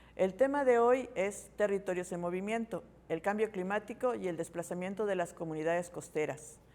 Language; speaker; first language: Spanish; native; Spanish